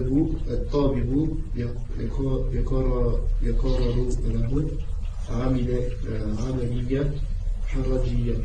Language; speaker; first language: Arabic; non-native, learner; French